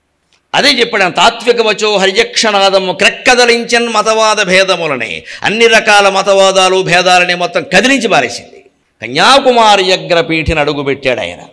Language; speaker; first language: Telugu; native; Telugu